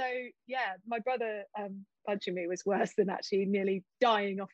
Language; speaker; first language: English; native; English